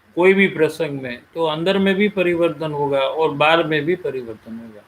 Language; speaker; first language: Hindi; non-native, local second language; Gujarati